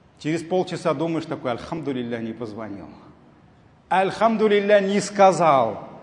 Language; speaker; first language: Russian; non-native, local second language; Tatar